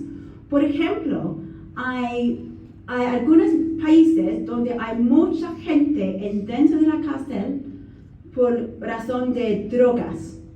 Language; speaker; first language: Spanish; non-native, learner; English